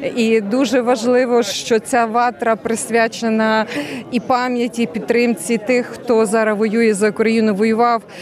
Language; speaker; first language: Ukrainian; native; Ukrainian